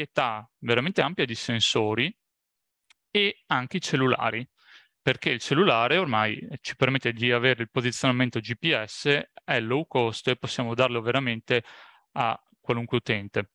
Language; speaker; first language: Italian; native; Italian